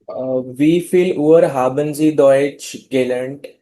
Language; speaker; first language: German; non-native, learner; Marathi